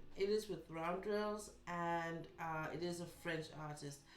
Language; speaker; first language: English; non-native, fluent; Danish